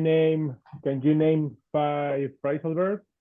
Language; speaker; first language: English; non-native, fluent; Spanish